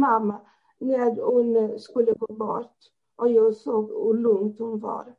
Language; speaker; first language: Swedish; non-native, fluent; Portuguese